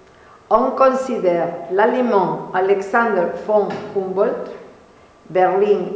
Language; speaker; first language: French; non-native, fluent; Spanish